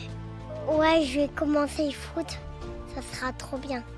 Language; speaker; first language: French; native; French